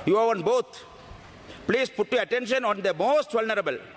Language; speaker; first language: English; non-native, local second language; Tamil